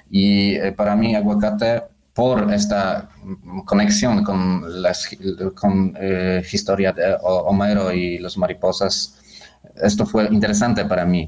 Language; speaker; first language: Spanish; non-native, learner; Polish